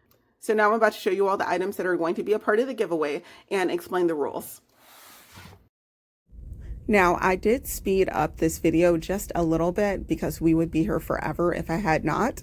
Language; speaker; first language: English; native; English